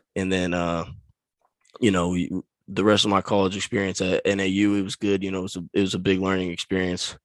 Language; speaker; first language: English; native; English